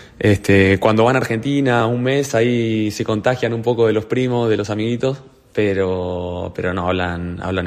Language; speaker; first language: Spanish; native; Spanish